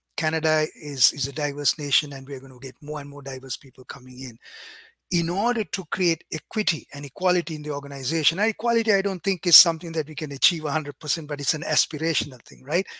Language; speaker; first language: English; non-native, local second language; Sinhala